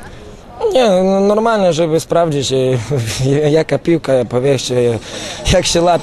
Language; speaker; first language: Polish; non-native, fluent; Romanian